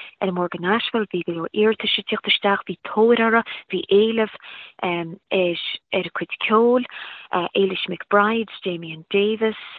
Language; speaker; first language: Irish; native; Irish